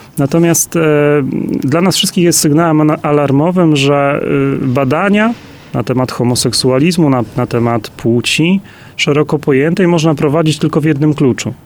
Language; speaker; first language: Polish; native; Polish